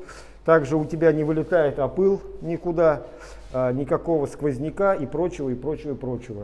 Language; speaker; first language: Russian; native; Russian